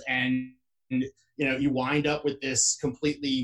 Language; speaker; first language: English; native; English